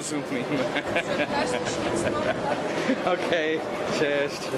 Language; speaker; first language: Polish; non-native, learner; English